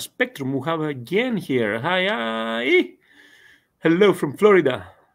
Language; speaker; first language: English; non-native, fluent; Greek